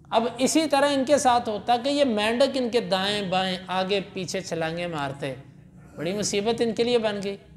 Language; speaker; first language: Urdu; non-native, local second language; Punjabi